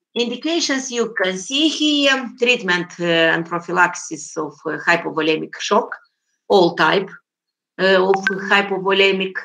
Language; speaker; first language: English; non-native, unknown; Romanian